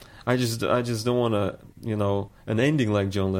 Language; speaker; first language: English; non-native, fluent; Russian